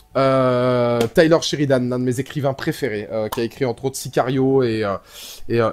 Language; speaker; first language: French; native; French